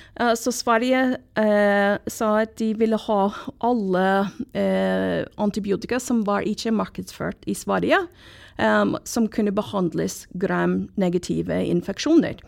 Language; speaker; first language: Norwegian; non-native, fluent; English